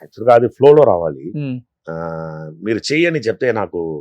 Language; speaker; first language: Telugu; non-native, fluent; Tamil